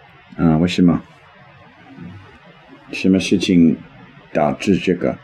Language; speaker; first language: Chinese; non-native, learner; English